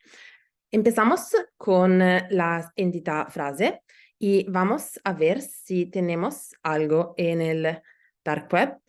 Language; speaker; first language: Spanish; non-native, learner; Italian